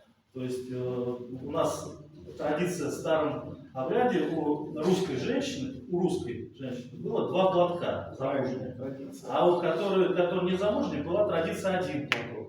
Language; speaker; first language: Russian; native; Russian